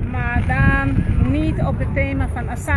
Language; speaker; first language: Dutch; non-native, fluent; Polish